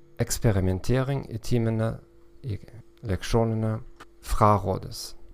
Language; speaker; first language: Norwegian; non-native, learner; German